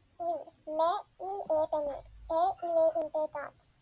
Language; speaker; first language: French; non-native, learner; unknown